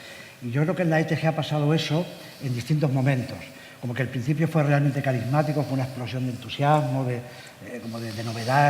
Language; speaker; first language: Spanish; native; Spanish